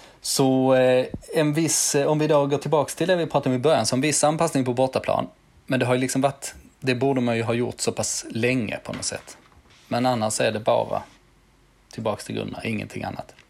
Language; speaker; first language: Swedish; native; Swedish